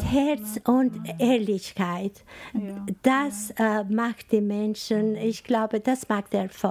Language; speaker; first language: German; non-native, fluent; Albanian